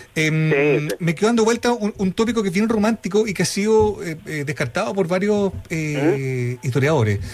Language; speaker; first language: Spanish; native; Spanish